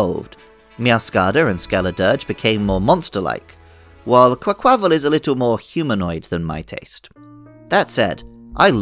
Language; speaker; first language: English; native; English